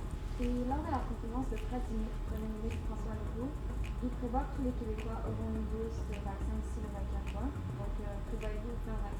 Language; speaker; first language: French; native; French